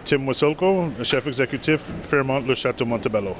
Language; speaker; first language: French; non-native, fluent; English